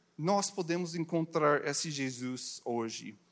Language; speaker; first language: Portuguese; non-native, learner; English